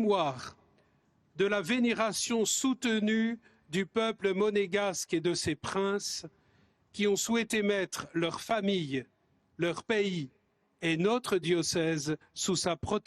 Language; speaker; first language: French; native; French